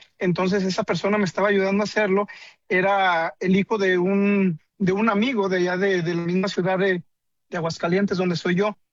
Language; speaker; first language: Spanish; native; Spanish